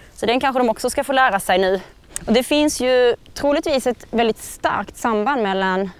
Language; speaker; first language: Swedish; native; Swedish